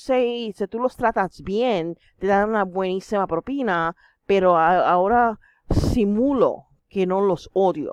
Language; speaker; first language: Spanish; non-native, fluent; English